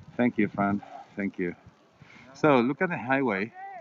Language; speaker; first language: English; non-native, fluent; Spanish